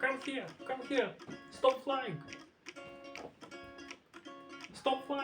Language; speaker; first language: English; non-native, learner; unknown